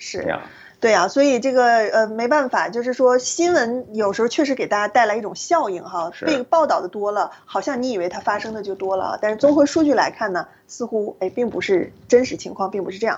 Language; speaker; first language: Chinese; native; Chinese